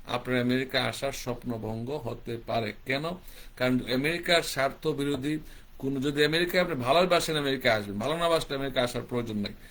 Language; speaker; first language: Bangla; early bilingual, heritage; Bangla